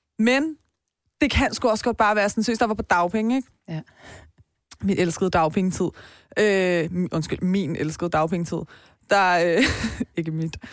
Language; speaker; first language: Danish; early bilingual, other home language; Persian